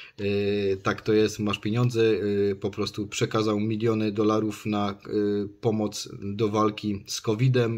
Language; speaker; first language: Polish; native; Polish